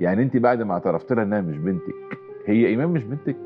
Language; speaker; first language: Arabic; native; Arabic